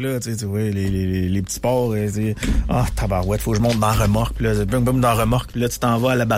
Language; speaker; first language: French; native; French